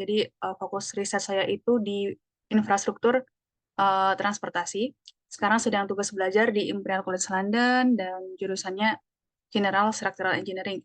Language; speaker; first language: Indonesian; native; Indonesian